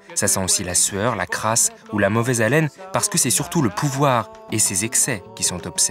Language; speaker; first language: French; native; French